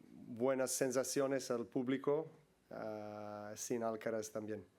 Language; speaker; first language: Spanish; non-native, learner; Serbian